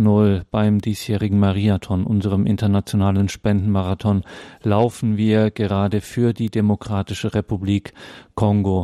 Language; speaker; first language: German; native; German